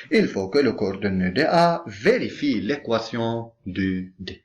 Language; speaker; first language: French; non-native, local second language; Arabic